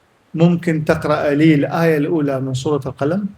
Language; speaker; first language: Arabic; native; Arabic